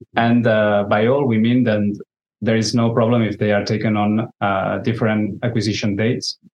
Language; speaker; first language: English; non-native, fluent; Spanish